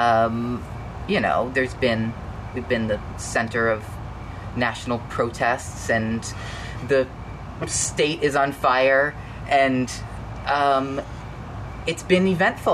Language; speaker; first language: English; native; English